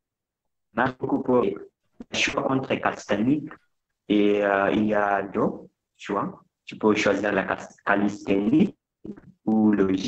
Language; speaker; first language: French; non-native, fluent; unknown